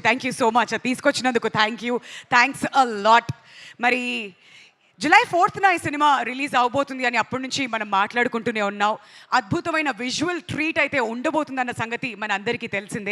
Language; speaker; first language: Telugu; native; Telugu